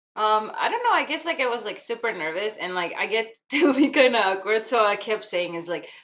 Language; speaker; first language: English; non-native, fluent; Spanish